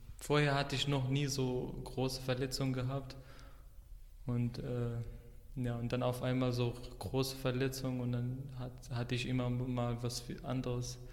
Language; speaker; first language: German; non-native, fluent; Arabic